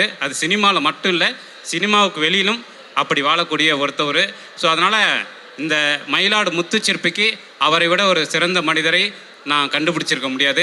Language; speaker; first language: Tamil; native; Tamil